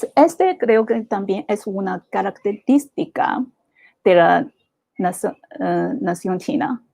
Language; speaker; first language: Spanish; non-native, fluent; Chinese